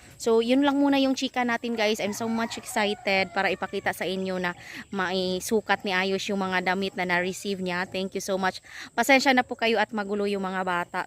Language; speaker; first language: Filipino; non-native, local second language; Cebuano